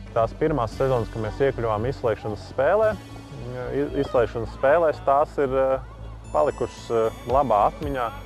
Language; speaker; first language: Latvian; native; Latvian